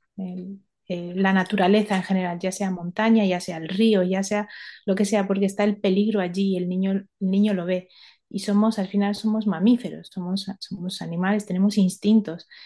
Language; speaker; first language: Spanish; early bilingual, other home language; Romanian